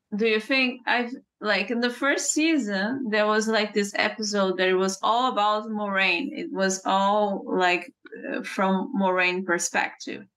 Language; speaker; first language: English; non-native, fluent; Portuguese